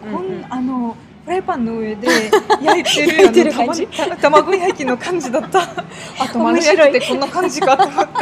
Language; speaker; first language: Japanese; non-native, fluent; Russian